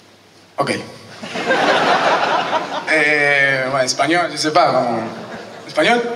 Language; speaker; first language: French; non-native, fluent; Spanish